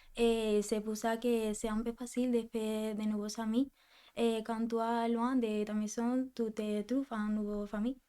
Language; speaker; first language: French; non-native, fluent; Spanish